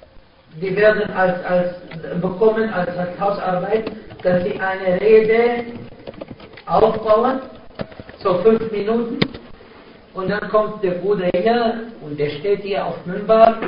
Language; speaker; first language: German; non-native, fluent; Arabic